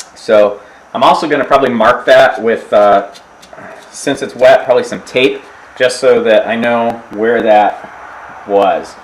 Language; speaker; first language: English; native; English